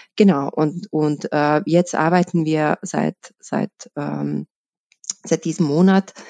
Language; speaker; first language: German; non-native, fluent; Bosnian